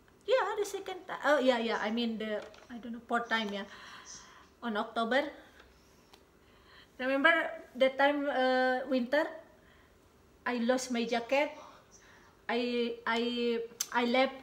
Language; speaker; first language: English; non-native, learner; Sundanese